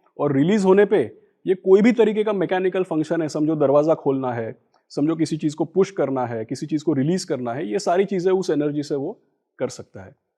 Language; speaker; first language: Hindi; non-native, local second language; Gujarati